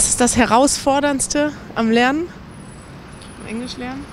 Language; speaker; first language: German; native; German